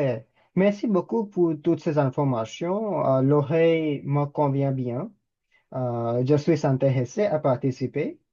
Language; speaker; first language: French; non-native, fluent; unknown